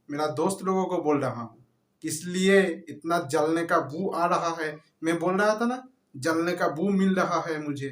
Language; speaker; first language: Hindi; non-native, local second language; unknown